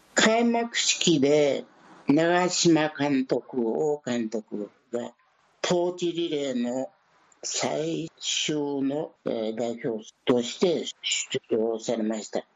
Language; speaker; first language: Japanese; early bilingual, other home language; Chinese